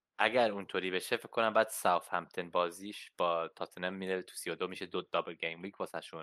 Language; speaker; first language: Persian; early bilingual, heritage; Persian